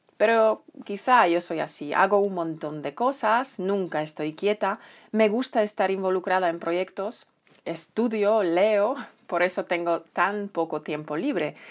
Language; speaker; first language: Spanish; non-native, fluent; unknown